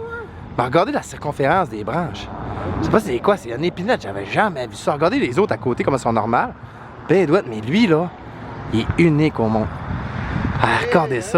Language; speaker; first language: French; native; French